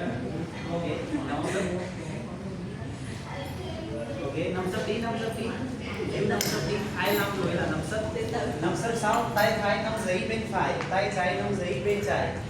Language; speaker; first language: Vietnamese; non-native, learner; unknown